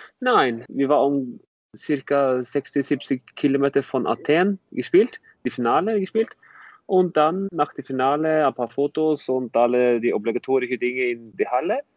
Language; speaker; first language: German; non-native, fluent; Norwegian